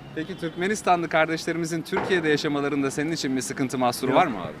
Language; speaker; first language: Turkish; native; Turkish